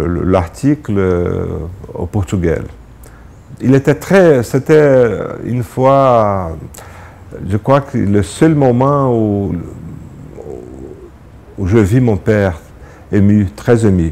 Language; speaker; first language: French; non-native, fluent; Portuguese